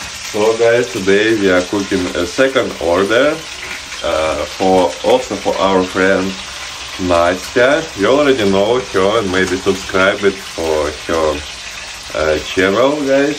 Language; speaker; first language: English; non-native, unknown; Russian